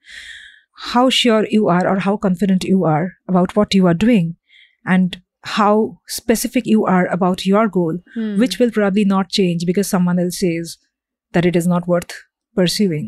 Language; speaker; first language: English; non-native, local second language; Bangla